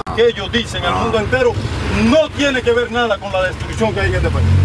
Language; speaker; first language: Spanish; native; Spanish